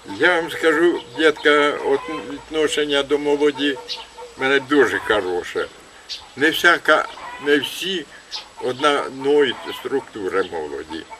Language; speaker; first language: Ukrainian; native; Ukrainian